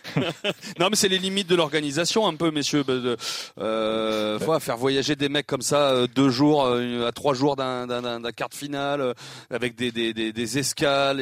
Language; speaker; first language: French; native; French